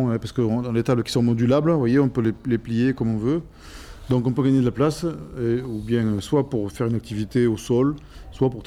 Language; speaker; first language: French; native; French